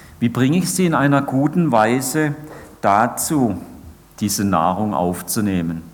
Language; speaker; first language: German; native; German